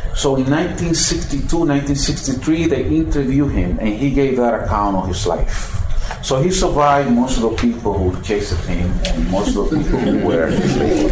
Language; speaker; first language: English; non-native, fluent; Spanish